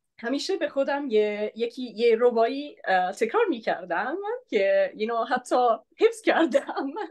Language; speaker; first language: Persian; non-native, fluent; Italian